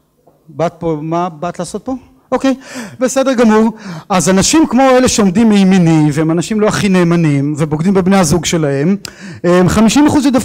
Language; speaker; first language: Hebrew; native; Hebrew